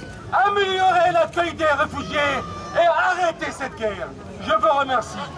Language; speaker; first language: French; non-native, fluent; Arabic